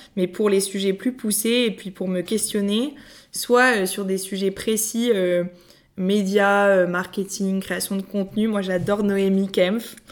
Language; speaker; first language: French; native; French